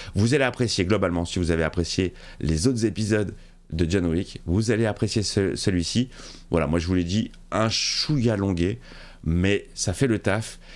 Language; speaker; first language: French; native; French